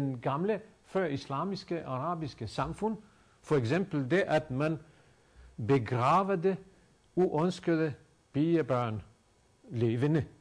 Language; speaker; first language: Danish; non-native, fluent; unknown